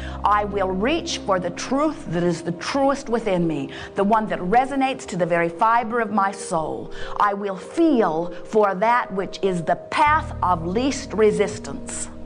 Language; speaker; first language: English; native; English